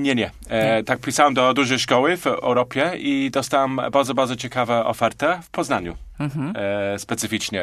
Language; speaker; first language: Polish; non-native, learner; English